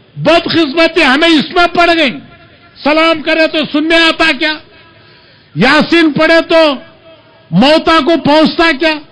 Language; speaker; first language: Urdu; native; Urdu